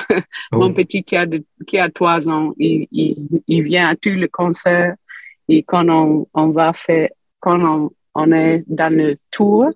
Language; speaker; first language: French; non-native, fluent; English